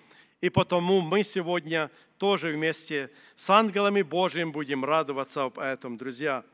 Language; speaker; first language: Russian; native; Russian